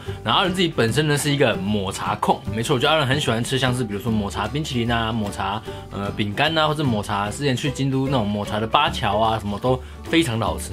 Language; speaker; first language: Chinese; native; Chinese